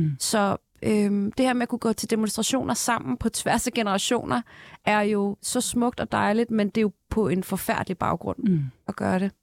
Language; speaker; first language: Danish; early bilingual, other home language; Persian